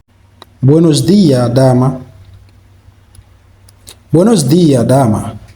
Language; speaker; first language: Spanish; non-native, fluent; Haitian Creole